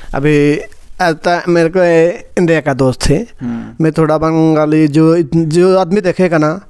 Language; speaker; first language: Hindi; non-native, learner; Bangla